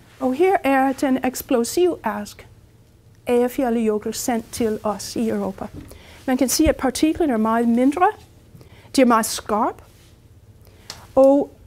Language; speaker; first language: Danish; non-native, fluent; English